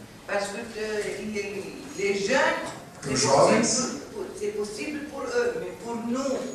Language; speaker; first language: French; non-native, fluent; Arabic